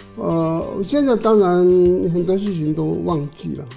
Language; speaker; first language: Chinese; non-native, local second language; Min Nan Chinese